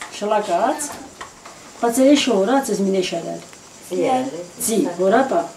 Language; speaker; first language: Armenian; native; Armenian